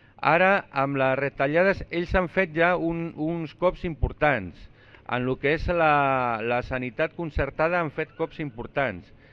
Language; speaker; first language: Catalan; non-native, local second language; Spanish